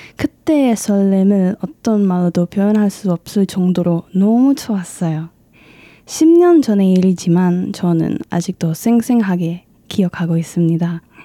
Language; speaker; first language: Korean; non-native, fluent; Indonesian